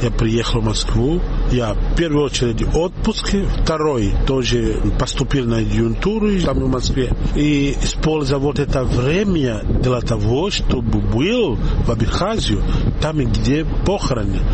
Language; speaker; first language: Russian; non-native, learner; Portuguese